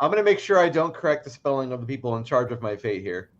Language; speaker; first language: English; native; English